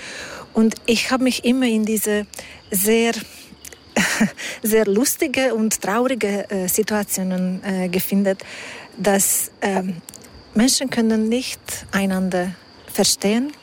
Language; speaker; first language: German; non-native, fluent; Hungarian